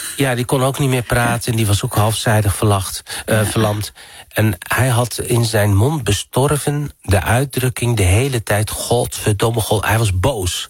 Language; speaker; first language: Dutch; early bilingual, other home language; Arabic